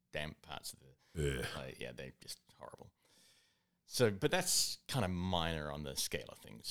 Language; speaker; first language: English; native; English